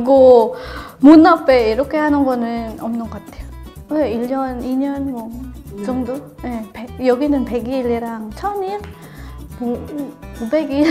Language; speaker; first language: Korean; non-native, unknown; Filipino